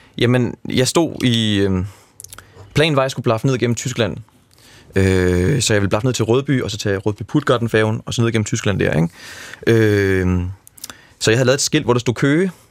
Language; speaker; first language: Danish; native; Danish